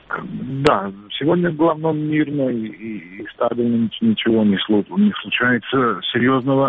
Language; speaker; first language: Russian; non-native, learner; Macedonian